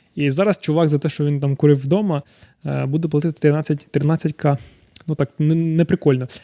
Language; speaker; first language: Ukrainian; native; Ukrainian